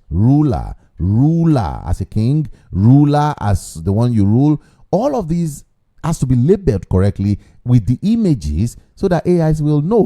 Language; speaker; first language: English; non-native, local second language; Yoruba